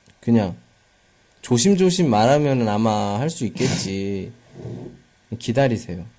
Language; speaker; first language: Korean; native; Korean